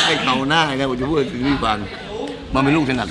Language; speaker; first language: Thai; native; Thai